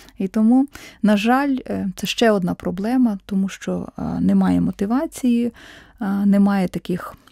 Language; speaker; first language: Ukrainian; native; Ukrainian